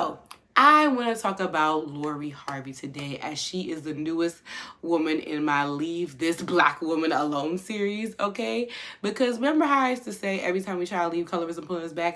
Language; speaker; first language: English; native; English